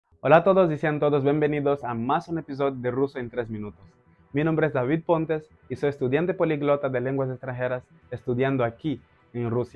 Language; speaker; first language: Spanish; non-native, fluent; Portuguese